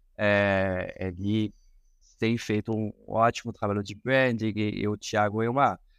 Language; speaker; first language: Portuguese; non-native, fluent; Spanish